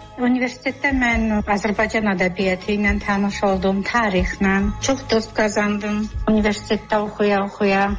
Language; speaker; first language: Azerbaijani; non-native, fluent; Georgian